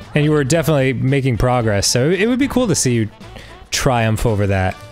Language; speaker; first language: English; native; English